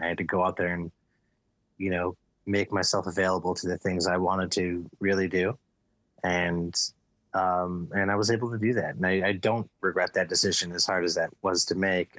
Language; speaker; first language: English; native; English